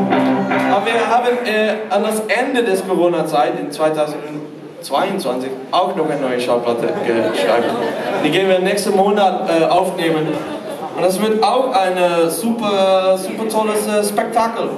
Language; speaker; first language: German; non-native, learner; Dutch